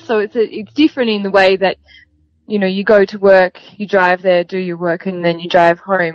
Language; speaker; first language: English; native; English